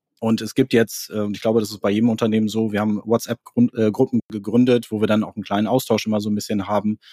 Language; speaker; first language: German; native; German